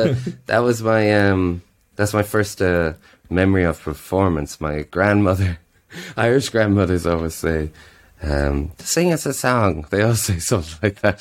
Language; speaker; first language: English; native; English